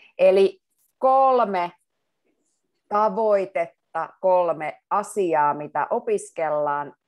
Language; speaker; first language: Finnish; native; Finnish